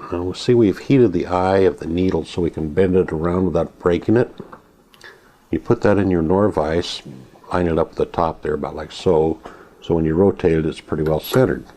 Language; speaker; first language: English; native; English